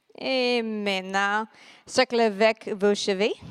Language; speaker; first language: French; non-native, learner; English